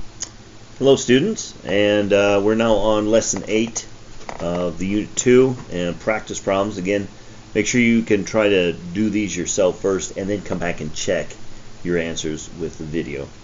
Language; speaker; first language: English; native; English